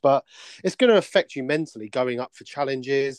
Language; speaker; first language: English; native; English